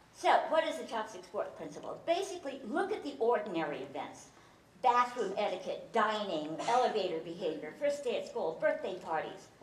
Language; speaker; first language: English; early bilingual, other home language; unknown